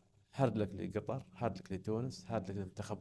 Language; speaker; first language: Arabic; native; Arabic